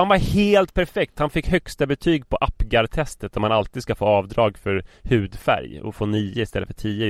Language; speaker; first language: Swedish; native; Swedish